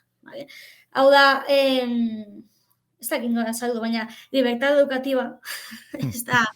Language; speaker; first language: Basque; non-native, fluent; Catalan